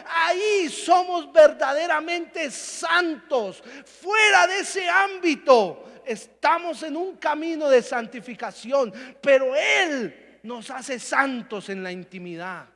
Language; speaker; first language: Spanish; native; Spanish